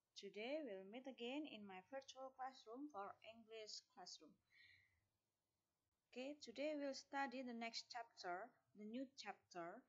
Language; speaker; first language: English; non-native, fluent; Indonesian